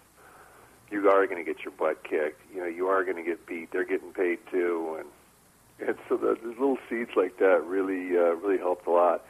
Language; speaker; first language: English; native; English